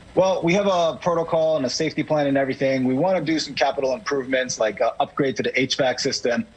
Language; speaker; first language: English; native; English